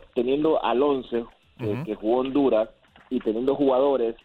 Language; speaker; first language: Spanish; native; Spanish